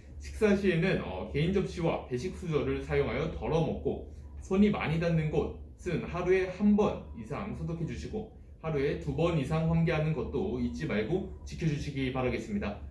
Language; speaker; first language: Korean; native; Korean